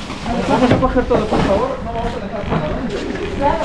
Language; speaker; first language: Spanish; non-native, learner; Filipino